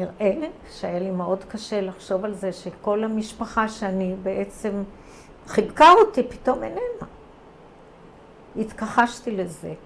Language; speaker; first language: Hebrew; early bilingual, other home language; Croatian